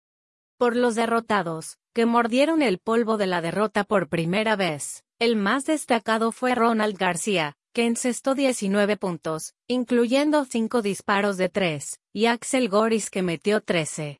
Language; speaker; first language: Spanish; native; Spanish